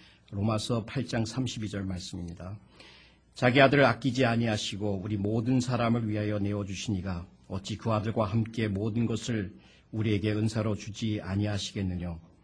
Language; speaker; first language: Korean; native; Korean